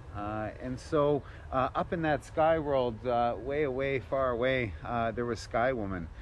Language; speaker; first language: English; native; English